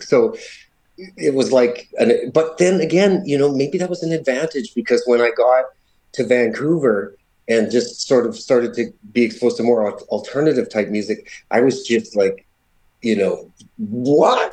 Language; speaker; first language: English; native; English